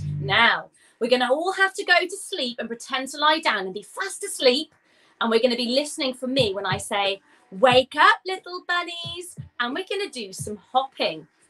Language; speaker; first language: English; native; English